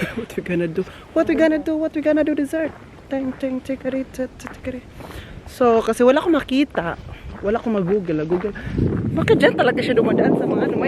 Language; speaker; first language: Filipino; non-native, local second language; Cebuano